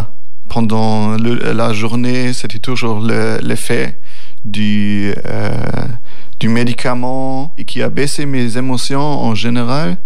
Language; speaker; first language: French; non-native, learner; German